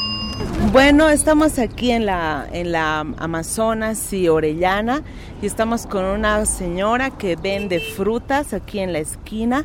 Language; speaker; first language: Spanish; native; Spanish